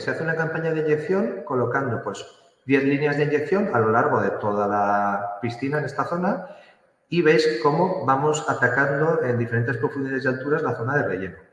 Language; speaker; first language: Spanish; native; Spanish